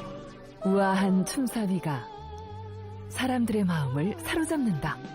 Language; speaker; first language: Korean; native; Korean